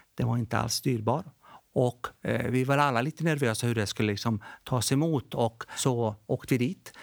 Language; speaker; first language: Swedish; early bilingual, other home language; Bosnian